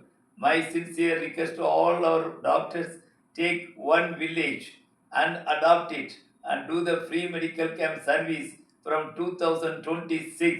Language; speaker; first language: Tamil; native; Tamil